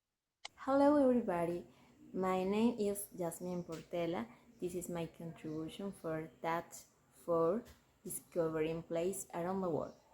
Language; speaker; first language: English; non-native, learner; Spanish